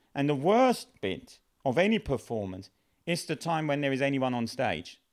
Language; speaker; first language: English; non-native, fluent; German